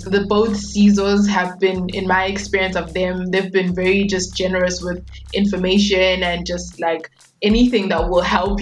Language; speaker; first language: English; non-native, local second language; Swati